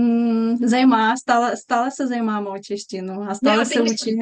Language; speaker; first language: Czech; non-native, fluent; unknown